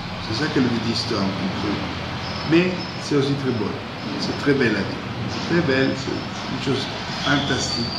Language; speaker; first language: French; non-native, fluent; Spanish